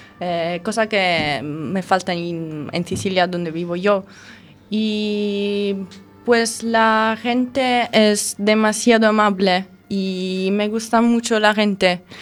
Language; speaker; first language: Spanish; non-native, learner; Italian